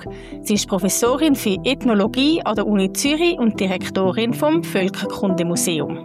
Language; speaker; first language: German; native; German